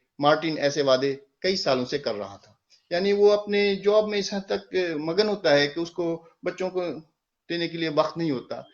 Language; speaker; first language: Urdu; native; Urdu